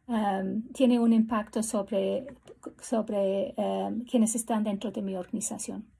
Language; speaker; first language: Spanish; non-native, fluent; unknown